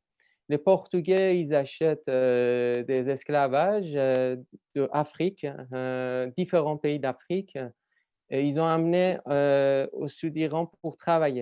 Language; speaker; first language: French; non-native, learner; Persian